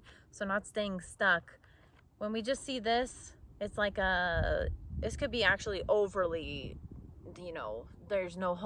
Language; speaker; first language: English; native; English